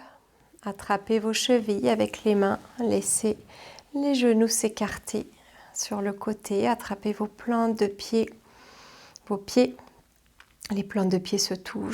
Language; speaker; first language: French; native; French